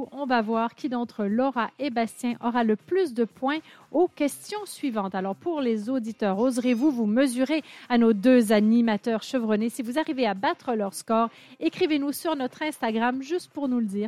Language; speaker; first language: French; native; French